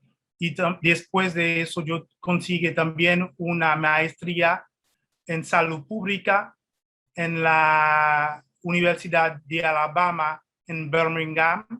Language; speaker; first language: Spanish; non-native, fluent; Haitian Creole